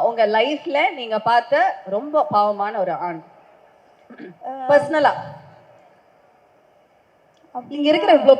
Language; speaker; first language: Tamil; native; Tamil